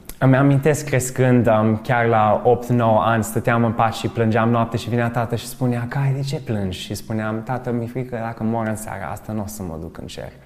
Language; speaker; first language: Romanian; early bilingual, other home language; English